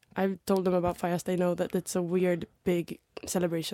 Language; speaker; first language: English; non-native, fluent; Swedish